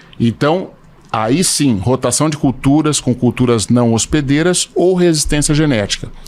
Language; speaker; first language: Portuguese; native; Portuguese